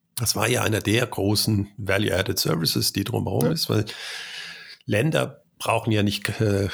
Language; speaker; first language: German; native; German